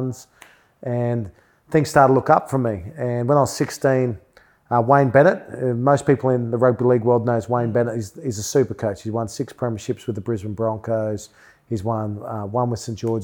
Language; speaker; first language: English; native; English